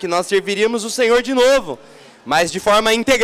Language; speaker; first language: Portuguese; native; Portuguese